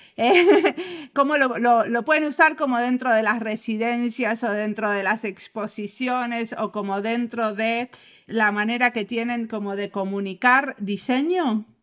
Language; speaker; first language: Spanish; native; Spanish